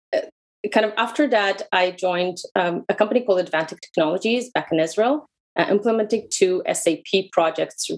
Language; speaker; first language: English; non-native, fluent; Hebrew